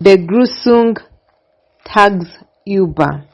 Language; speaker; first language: German; non-native, learner; English